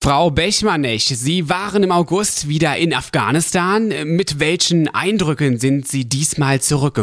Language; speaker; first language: German; native; German